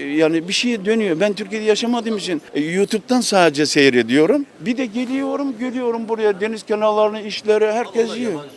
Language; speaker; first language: Turkish; native; Turkish